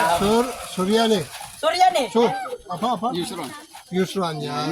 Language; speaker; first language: Indonesian; non-native, learner; Turkish